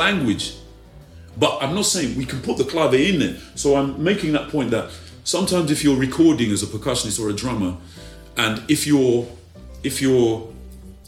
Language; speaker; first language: English; native; English